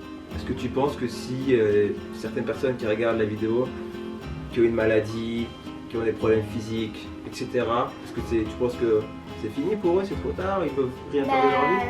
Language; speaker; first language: French; native; French